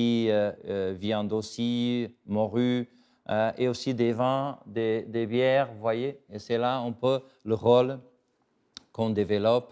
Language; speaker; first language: French; non-native, fluent; Portuguese